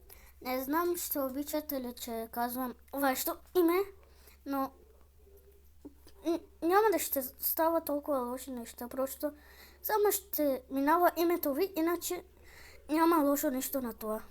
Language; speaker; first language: Bulgarian; non-native, local second language; Turkish